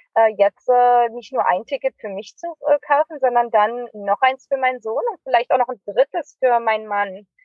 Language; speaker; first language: German; native; German